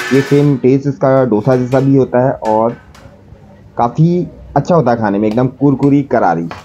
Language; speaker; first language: Hindi; non-native, local second language; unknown